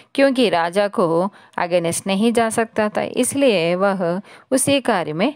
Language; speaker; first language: Hindi; non-native, local second language; Telugu